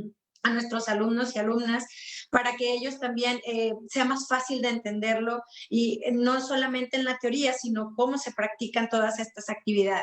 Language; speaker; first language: Spanish; native; Spanish